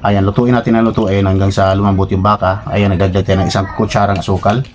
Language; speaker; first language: Filipino; native; Filipino